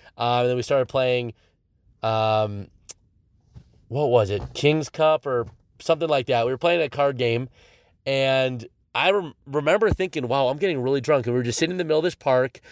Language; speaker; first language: English; native; English